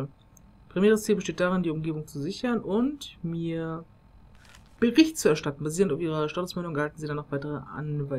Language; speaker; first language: German; native; German